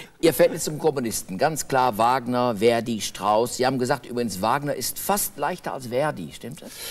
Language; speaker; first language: German; native; German